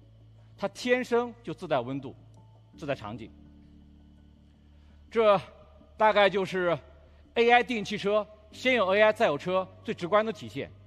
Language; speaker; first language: Chinese; native; Chinese